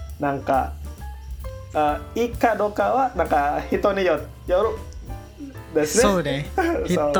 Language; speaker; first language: Japanese; non-native, learner; Indonesian